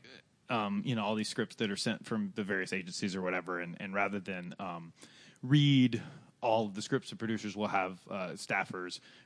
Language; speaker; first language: English; native; English